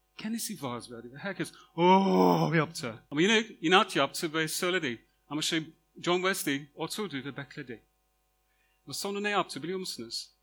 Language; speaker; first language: Turkish; non-native, fluent; English